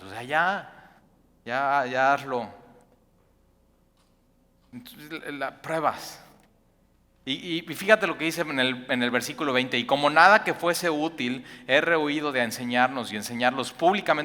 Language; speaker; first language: Spanish; native; Spanish